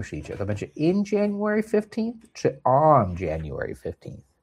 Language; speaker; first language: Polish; early bilingual, heritage; English